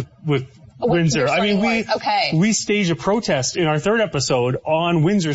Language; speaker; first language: English; native; English